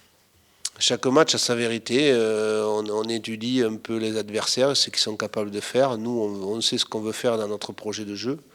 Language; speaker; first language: French; native; French